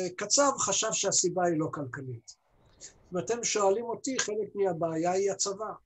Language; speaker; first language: Hebrew; early bilingual, other home language; Persian